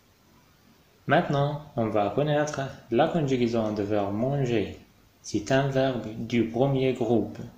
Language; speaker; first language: French; non-native, fluent; Arabic